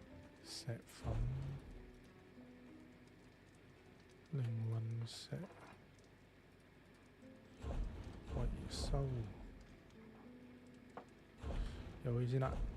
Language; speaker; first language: Chinese; native; Chinese